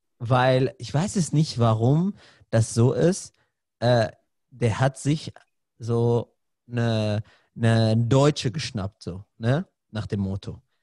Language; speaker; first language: German; non-native, fluent; Arabic